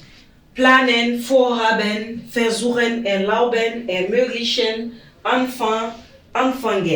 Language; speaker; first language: German; non-native, fluent; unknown